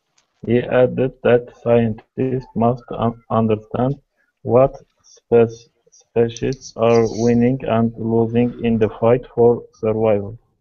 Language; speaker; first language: English; non-native, learner; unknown